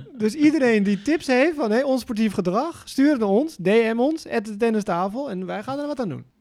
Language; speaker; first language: Dutch; native; Dutch